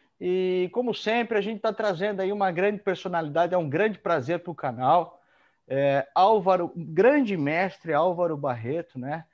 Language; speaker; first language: Portuguese; native; Portuguese